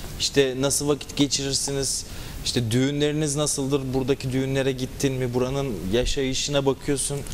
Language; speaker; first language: Turkish; native; Turkish